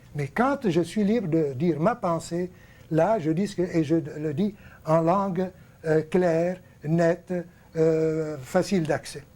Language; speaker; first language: French; non-native, local second language; Arabic